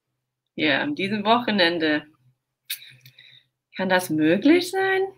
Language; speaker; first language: German; non-native, fluent; English